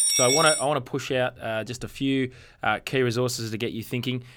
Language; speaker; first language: English; native; English